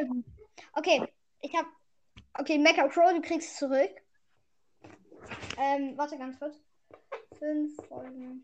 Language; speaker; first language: German; native; German